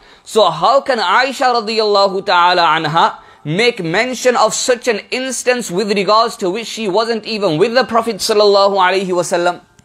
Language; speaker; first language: English; early bilingual, other home language; Urdu